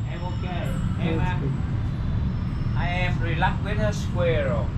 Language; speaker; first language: English; non-native, learner; Vietnamese